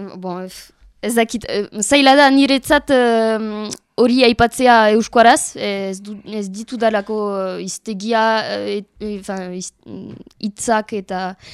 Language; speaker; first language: Basque; non-native, learner; French